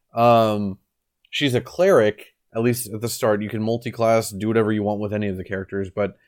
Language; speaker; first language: English; native; English